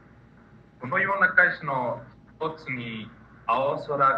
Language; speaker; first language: Japanese; non-native, learner; Spanish